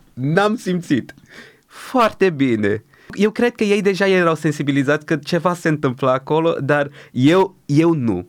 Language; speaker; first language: Romanian; early bilingual, other home language; Portuguese